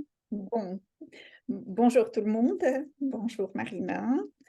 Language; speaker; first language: French; non-native, fluent; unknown